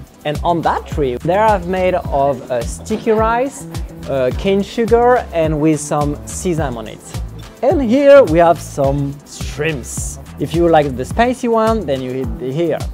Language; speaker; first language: English; non-native, fluent; French